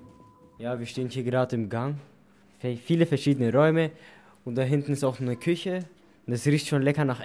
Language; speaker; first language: German; native; German